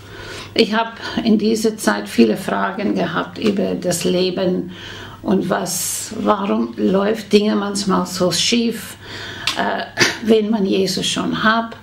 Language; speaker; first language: German; non-native, fluent; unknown